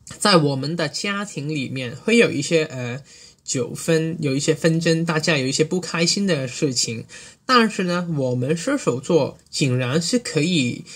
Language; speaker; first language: Chinese; non-native, local second language; Cantonese